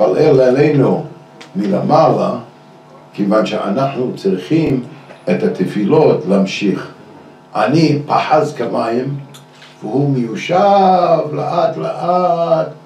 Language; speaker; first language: Hebrew; non-native, fluent; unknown